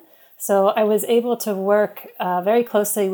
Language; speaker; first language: English; native; English